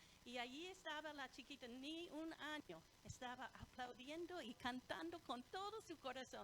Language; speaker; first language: Spanish; non-native, fluent; English